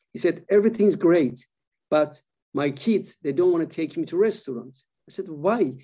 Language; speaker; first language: English; non-native, fluent; Persian